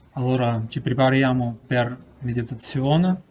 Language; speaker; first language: Italian; non-native, learner; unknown